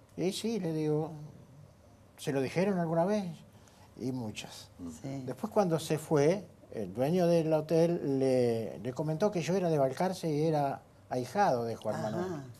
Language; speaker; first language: Spanish; native; Spanish